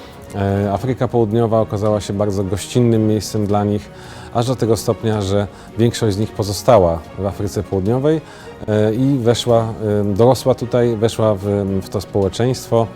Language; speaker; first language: Polish; native; Polish